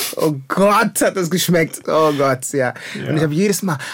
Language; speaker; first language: German; native; German